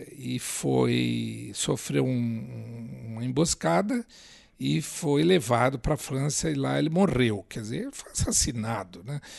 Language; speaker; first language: Portuguese; native; Portuguese